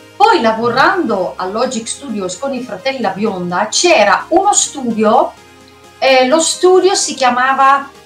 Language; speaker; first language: Italian; non-native, fluent; Dutch